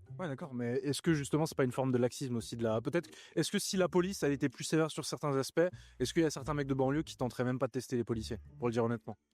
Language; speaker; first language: French; native; French